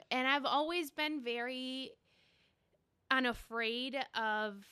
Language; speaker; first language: English; early bilingual, other home language; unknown